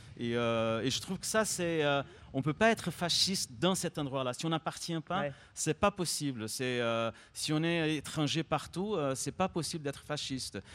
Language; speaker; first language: French; non-native, fluent; Portuguese